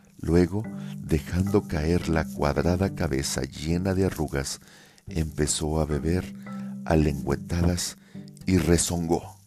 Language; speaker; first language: Spanish; native; Spanish